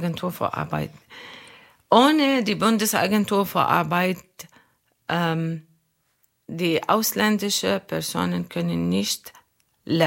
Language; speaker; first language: German; non-native, learner; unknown